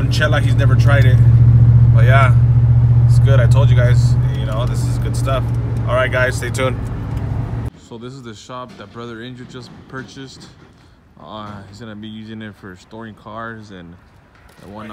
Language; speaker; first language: English; early bilingual, other home language; Spanish